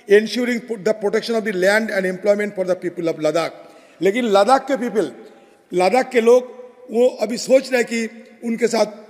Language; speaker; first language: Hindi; native; Hindi